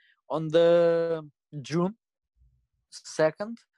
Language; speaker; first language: English; non-native, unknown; Russian